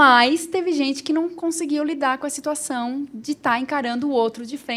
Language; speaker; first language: Portuguese; native; Portuguese